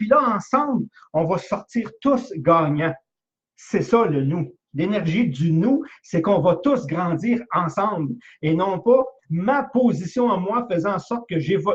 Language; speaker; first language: French; native; French